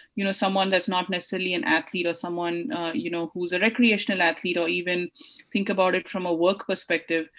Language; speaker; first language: English; non-native, local second language; Hindi